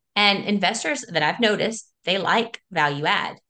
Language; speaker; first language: English; native; English